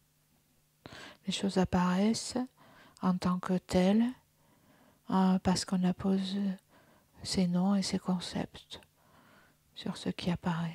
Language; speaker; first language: French; native; French